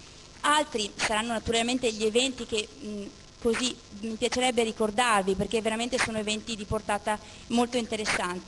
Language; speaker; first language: Italian; native; Italian